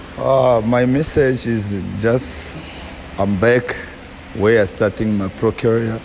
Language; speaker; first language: English; non-native, fluent; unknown